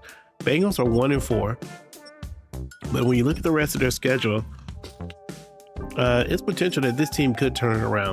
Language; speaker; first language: English; native; English